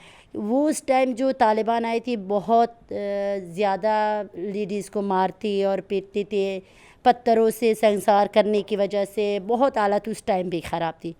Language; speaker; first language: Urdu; non-native, learner; Persian